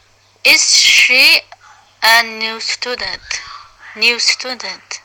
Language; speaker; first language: English; non-native, learner; Uyghur